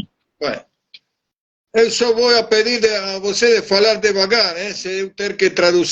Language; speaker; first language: Portuguese; non-native, learner; Spanish